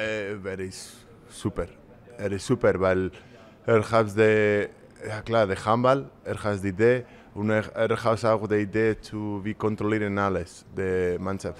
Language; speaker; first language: German; non-native, learner; Spanish